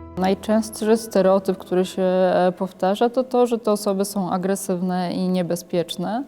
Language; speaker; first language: Polish; native; Polish